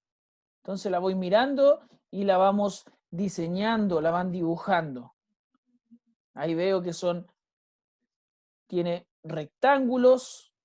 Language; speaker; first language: Spanish; native; Spanish